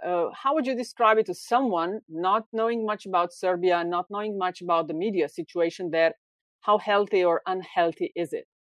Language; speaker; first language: English; non-native, fluent; Slovenian